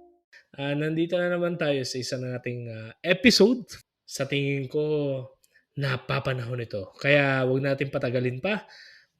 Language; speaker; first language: Filipino; native; Filipino